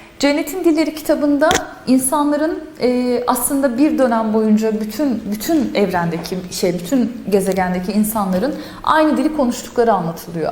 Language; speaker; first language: Turkish; native; Turkish